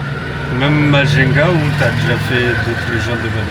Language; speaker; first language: French; native; French